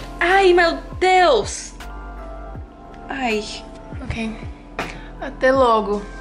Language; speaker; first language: Portuguese; non-native, learner; English